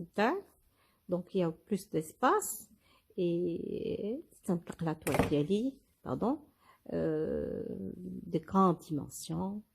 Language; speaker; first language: French; non-native, local second language; Arabic